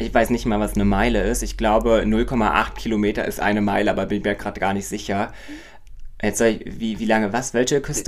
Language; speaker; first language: German; native; German